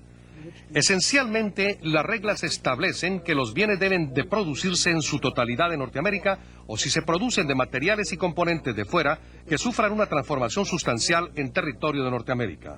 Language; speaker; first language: Spanish; native; Spanish